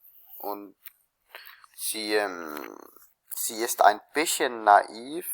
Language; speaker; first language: German; non-native, learner; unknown